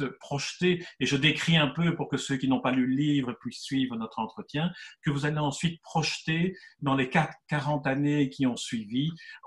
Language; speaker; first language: French; native; French